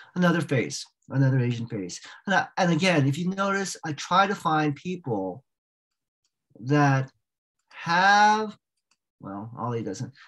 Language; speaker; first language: English; native; English